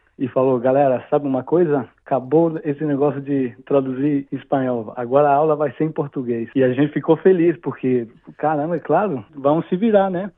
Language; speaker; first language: Portuguese; non-native, fluent; Italian